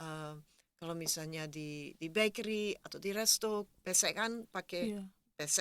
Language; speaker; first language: Indonesian; non-native, fluent; Dutch